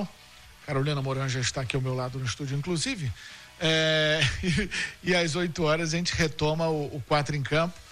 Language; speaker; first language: Portuguese; native; Portuguese